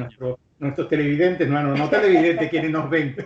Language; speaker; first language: Spanish; native; Spanish